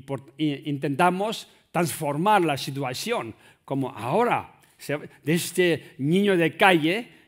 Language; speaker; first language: Spanish; non-native, learner; Tibetan